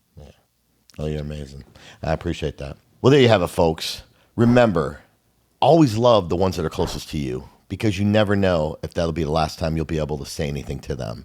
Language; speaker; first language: English; native; English